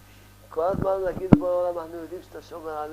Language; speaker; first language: Hebrew; early bilingual, other home language; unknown